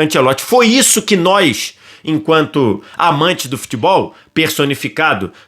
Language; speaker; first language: Portuguese; native; Portuguese